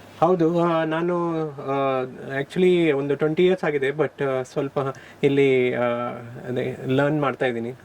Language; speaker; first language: Kannada; non-native, learner; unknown